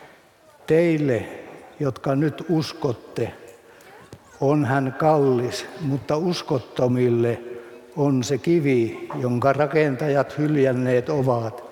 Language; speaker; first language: Finnish; native; Finnish